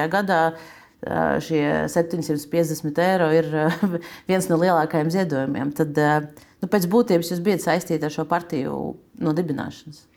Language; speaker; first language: Latvian; non-native, local second language; Russian